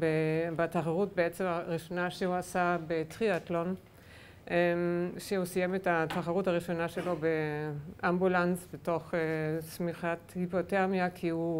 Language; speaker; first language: Hebrew; non-native, fluent; German